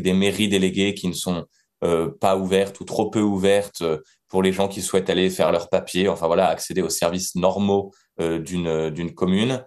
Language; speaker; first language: French; native; French